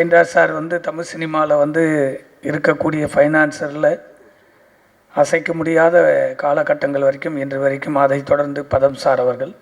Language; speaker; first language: Tamil; native; Tamil